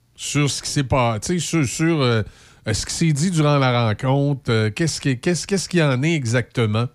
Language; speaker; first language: French; native; French